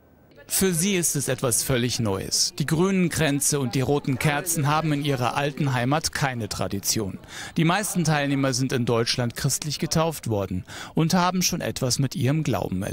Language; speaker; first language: German; native; German